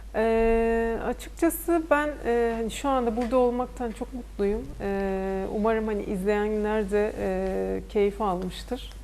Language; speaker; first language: Turkish; native; Turkish